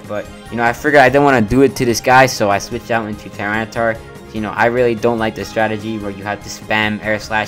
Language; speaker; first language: English; native; English